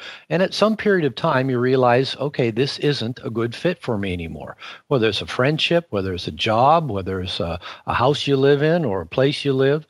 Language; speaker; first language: English; native; English